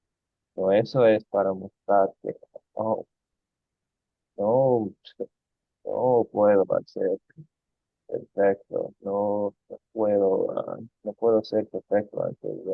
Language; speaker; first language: Spanish; non-native, fluent; English